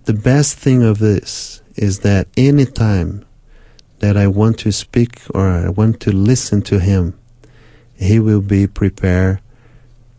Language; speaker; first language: English; non-native, fluent; Portuguese